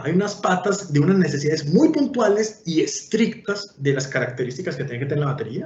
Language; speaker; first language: Spanish; native; Spanish